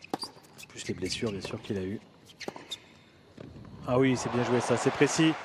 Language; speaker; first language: French; native; French